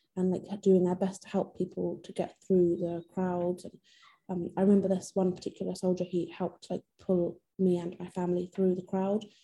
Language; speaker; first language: English; non-native, fluent; Persian